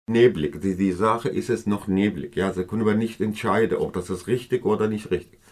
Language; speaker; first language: German; non-native, fluent; Kurdish